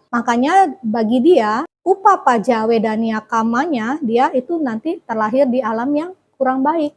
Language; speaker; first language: Indonesian; native; Indonesian